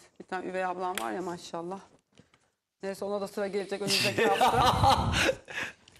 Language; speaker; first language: Turkish; native; Turkish